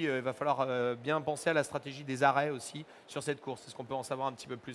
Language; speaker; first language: French; native; French